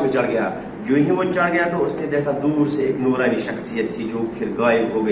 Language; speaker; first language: Hindi; non-native, local second language; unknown